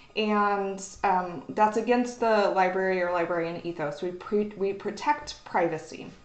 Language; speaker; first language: English; native; English